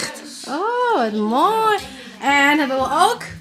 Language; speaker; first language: Dutch; non-native, learner; Indonesian